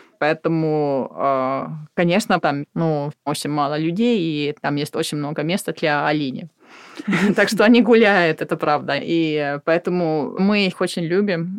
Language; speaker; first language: Russian; non-native, fluent; Finnish